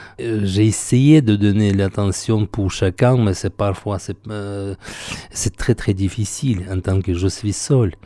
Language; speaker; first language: French; non-native, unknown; Russian